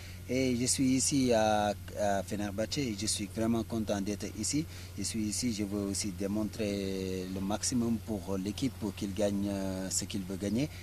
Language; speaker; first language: French; non-native, fluent; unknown